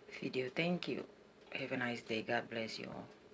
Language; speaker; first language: English; non-native, learner; Indonesian